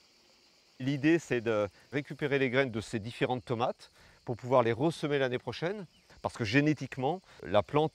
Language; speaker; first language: French; native; French